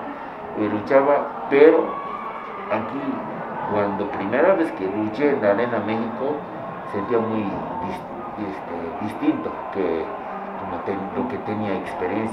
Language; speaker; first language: Spanish; non-native, fluent; Japanese